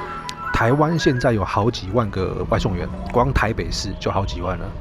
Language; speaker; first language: Chinese; native; Chinese